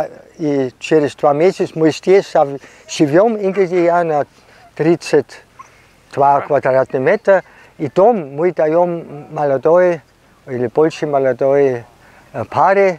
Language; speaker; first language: Russian; non-native, learner; German